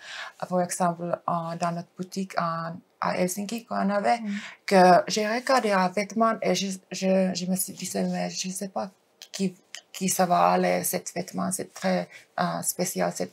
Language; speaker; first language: French; non-native, fluent; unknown